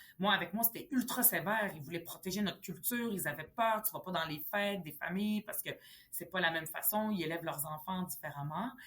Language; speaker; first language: French; early bilingual, other home language; Arabic